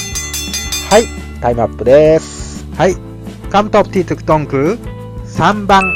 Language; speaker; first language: Japanese; non-native, fluent; Thai